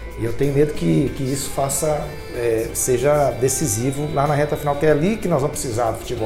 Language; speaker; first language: Portuguese; native; Portuguese